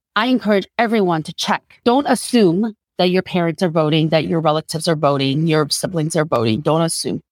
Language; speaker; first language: English; non-native, fluent; Korean